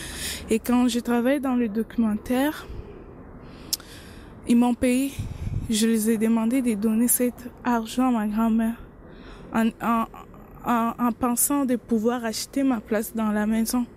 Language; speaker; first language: French; non-native, local second language; Lingala